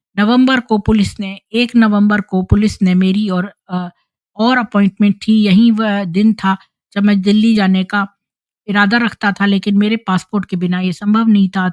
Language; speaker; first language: Hindi; native; Hindi